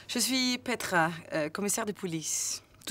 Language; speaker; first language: French; non-native, learner; Swedish